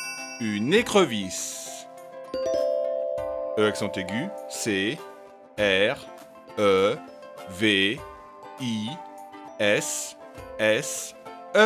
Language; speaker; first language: French; native; French